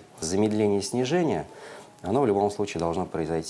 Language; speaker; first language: Russian; native; Russian